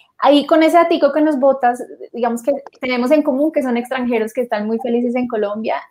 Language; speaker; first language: Spanish; native; Spanish